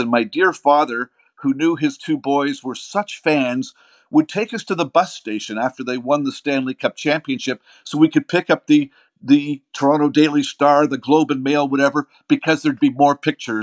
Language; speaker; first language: English; native; English